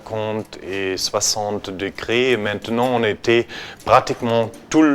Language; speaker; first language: French; non-native, learner; German